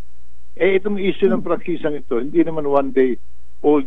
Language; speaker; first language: Filipino; native; Filipino